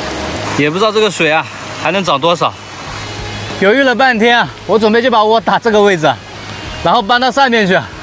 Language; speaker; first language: Chinese; native; Chinese